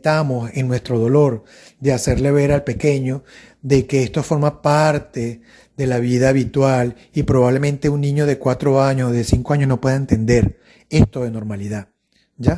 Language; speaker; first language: Spanish; native; Spanish